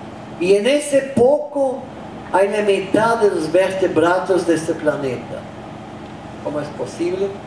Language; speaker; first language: Spanish; non-native, fluent; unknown